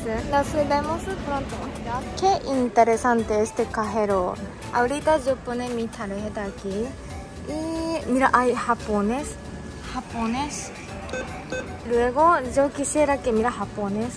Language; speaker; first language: Spanish; non-native, learner; Japanese